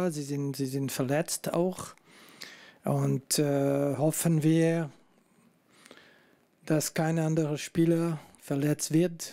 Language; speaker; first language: German; non-native, local second language; French